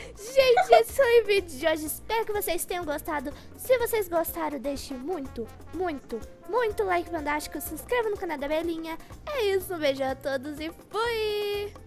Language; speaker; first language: Portuguese; native; Portuguese